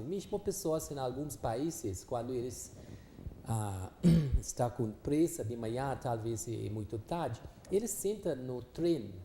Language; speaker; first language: Portuguese; non-native, fluent; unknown